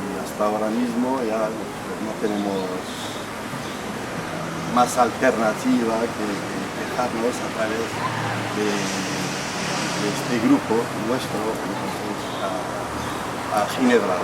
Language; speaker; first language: Spanish; non-native, fluent; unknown